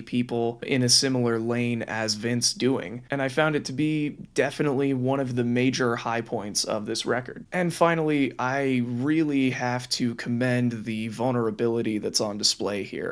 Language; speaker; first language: English; native; English